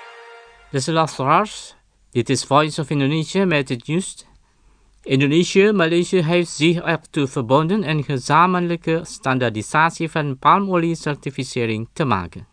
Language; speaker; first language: Dutch; non-native, fluent; Indonesian